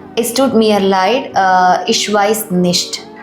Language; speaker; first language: German; non-native, learner; Malayalam